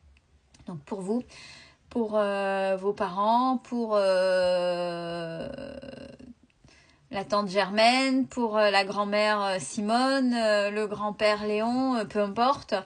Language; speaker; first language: French; native; French